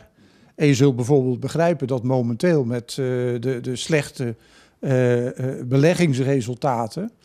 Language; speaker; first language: Dutch; native; Dutch